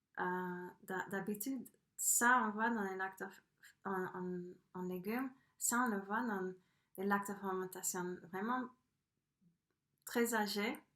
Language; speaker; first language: French; non-native, fluent; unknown